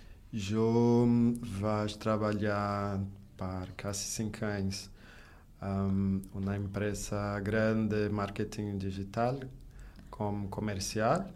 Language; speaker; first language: Catalan; non-native, learner; Portuguese